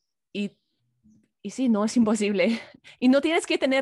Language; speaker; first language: Spanish; non-native, fluent; English